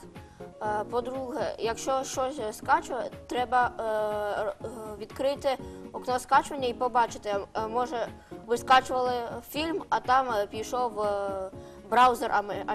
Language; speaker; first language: Ukrainian; non-native, local second language; Russian